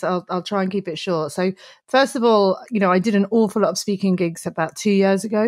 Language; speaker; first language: English; native; English